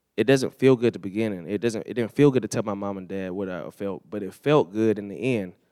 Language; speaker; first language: English; native; English